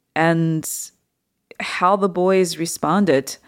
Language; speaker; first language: English; native; English